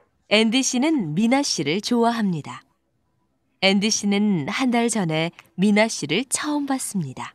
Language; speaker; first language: Korean; non-native, learner; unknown